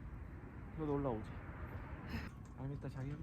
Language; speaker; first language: Korean; native; Korean